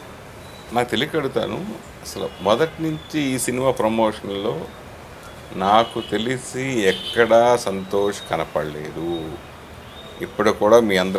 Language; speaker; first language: Telugu; native; Telugu